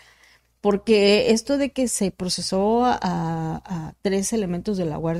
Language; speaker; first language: Spanish; native; Spanish